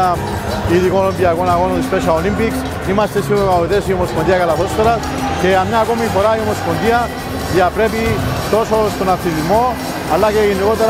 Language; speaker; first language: Greek; native; Greek